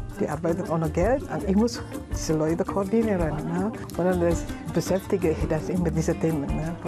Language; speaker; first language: German; non-native, learner; Indonesian